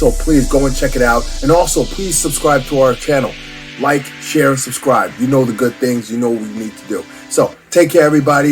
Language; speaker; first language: English; native; English